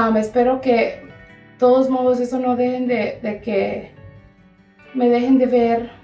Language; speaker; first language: Spanish; early bilingual, heritage; Spanish